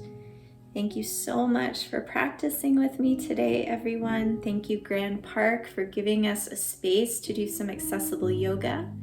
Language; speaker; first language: English; native; English